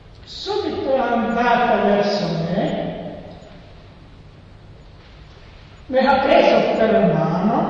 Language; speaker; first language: Italian; non-native, learner; Serbian